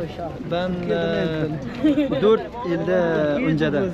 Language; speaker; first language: Turkish; non-native, learner; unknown